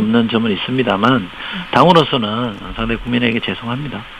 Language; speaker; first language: Korean; native; Korean